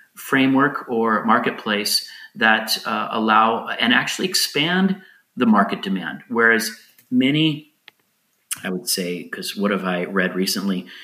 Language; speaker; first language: English; native; English